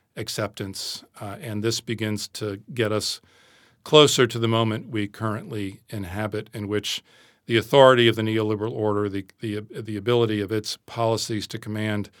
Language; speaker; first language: English; native; English